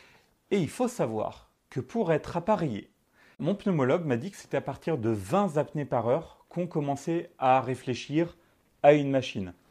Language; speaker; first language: French; native; French